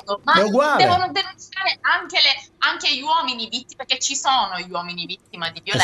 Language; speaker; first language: Italian; native; Italian